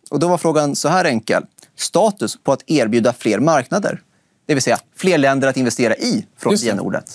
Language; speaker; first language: Swedish; native; Swedish